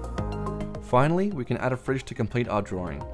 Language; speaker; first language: English; native; English